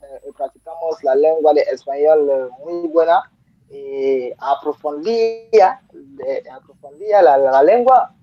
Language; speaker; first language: Spanish; non-native, learner; French